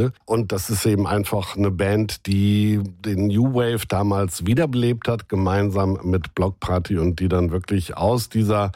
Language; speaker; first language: German; native; German